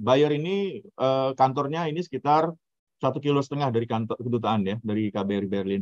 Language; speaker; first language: Indonesian; native; Indonesian